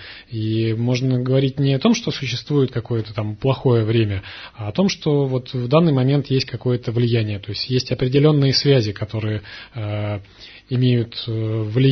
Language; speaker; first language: Russian; native; Russian